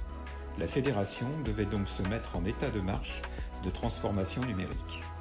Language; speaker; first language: French; native; French